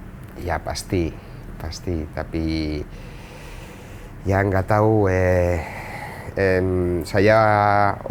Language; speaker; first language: Indonesian; non-native, fluent; Spanish